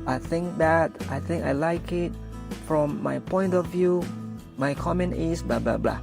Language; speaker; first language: English; non-native, fluent; Indonesian